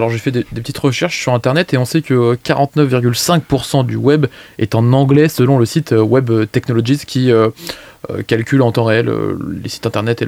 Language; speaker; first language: French; native; French